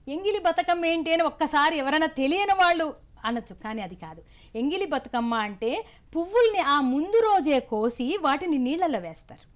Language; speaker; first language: Telugu; native; Telugu